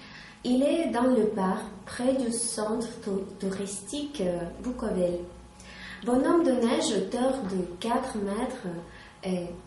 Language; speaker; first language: French; non-native, learner; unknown